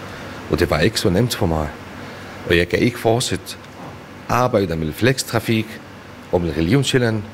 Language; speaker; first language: Danish; non-native, learner; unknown